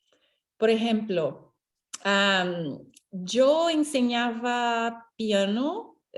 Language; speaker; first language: Spanish; non-native, fluent; Portuguese